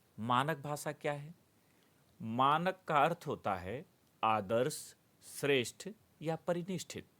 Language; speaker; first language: Hindi; native; Hindi